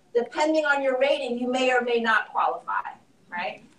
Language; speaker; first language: English; native; English